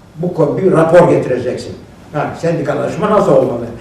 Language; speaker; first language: Turkish; non-native, local second language; Kurdish